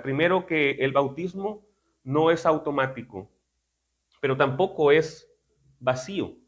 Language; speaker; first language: Spanish; native; Spanish